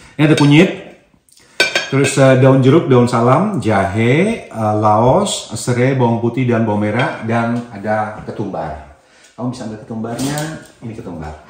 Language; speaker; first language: Indonesian; native; Indonesian